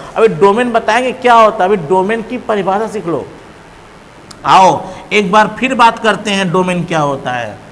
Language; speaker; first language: Hindi; native; Hindi